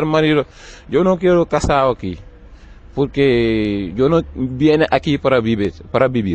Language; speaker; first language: Spanish; non-native, learner; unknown